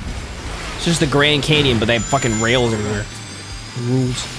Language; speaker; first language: English; native; English